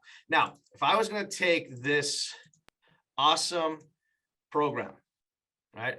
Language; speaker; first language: English; native; English